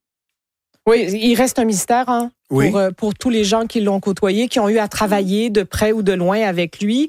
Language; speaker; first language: French; native; French